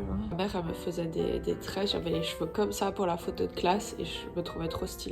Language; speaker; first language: French; native; French